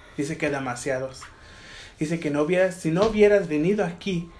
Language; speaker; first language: Spanish; early bilingual, heritage; Spanish